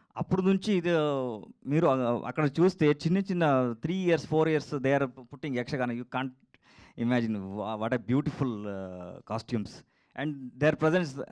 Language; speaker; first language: Telugu; non-native, learner; Kannada